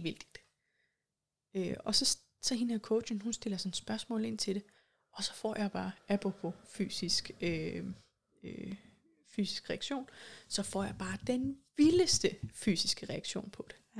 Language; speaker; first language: Danish; native; Danish